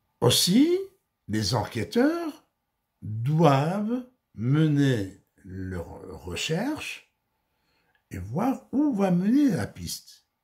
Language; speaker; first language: French; non-native, local second language; Arabic